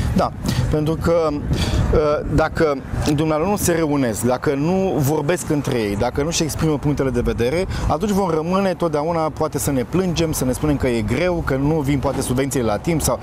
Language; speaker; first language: Romanian; native; Romanian